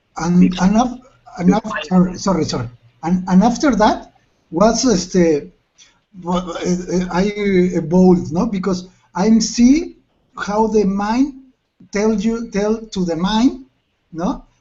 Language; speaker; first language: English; non-native, learner; Spanish